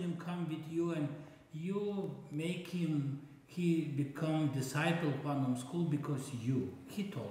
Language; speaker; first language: English; non-native, learner; Korean